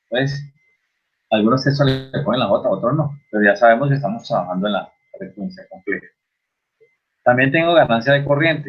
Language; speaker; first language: Spanish; native; Spanish